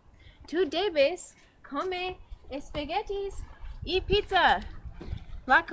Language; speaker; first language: Spanish; non-native, learner; English